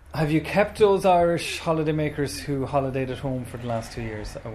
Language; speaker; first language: English; native; English